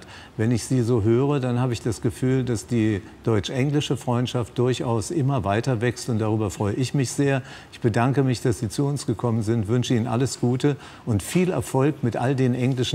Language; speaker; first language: German; native; German